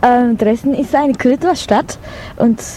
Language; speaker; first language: German; non-native, learner; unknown